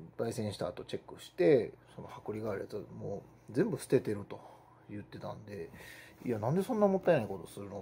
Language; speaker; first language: Japanese; native; Japanese